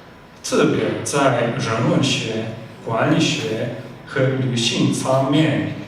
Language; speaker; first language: Chinese; non-native, fluent; Slovenian